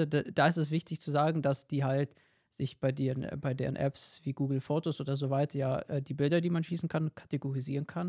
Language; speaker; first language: German; native; German